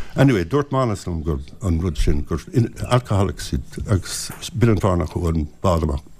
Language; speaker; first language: Irish; non-native, local second language; English